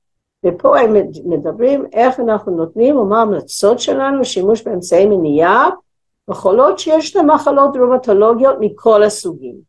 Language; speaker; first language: Hebrew; non-native, fluent; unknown